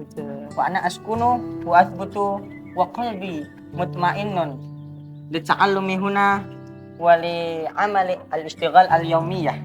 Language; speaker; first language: Arabic; non-native, learner; Indonesian